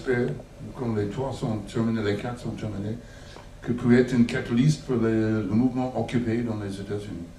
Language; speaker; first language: French; non-native, learner; English